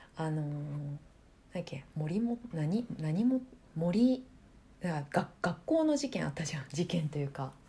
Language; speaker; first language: Japanese; native; Japanese